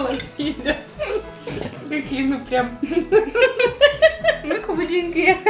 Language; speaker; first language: Chinese; non-native, fluent; Russian